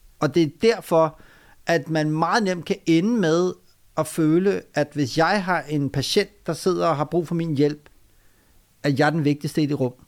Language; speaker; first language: Danish; early bilingual, other home language; Urdu